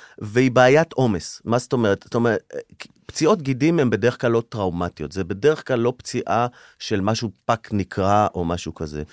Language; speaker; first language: Hebrew; native; Hebrew